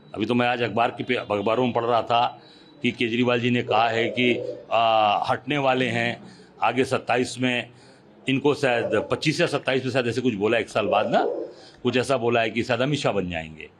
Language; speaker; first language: Hindi; native; Hindi